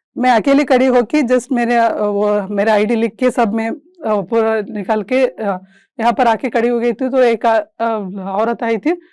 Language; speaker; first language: Hindi; non-native, local second language; Kannada